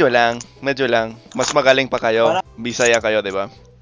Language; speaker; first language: Filipino; non-native, fluent; English